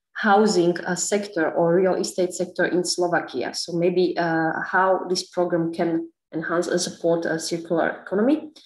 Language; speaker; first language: English; non-native, fluent; Slovak